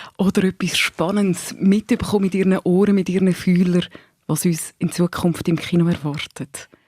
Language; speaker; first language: German; native; German